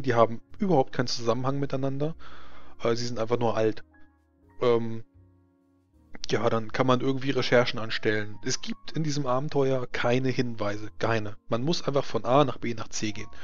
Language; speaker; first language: German; native; German